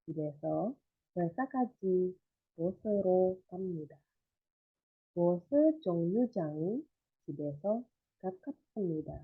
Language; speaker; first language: Korean; non-native, fluent; Indonesian